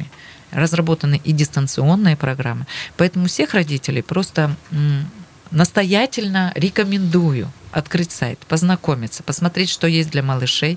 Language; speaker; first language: Russian; native; Russian